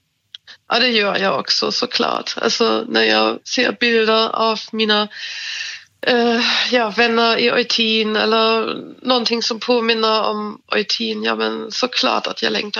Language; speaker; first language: Swedish; non-native, fluent; German